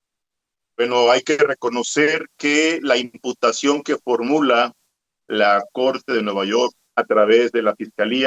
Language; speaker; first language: Spanish; native; Spanish